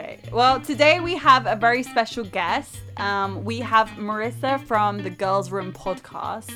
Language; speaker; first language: English; native; English